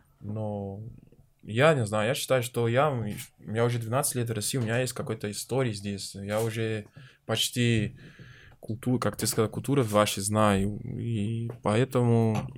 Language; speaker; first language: Russian; non-native, learner; Portuguese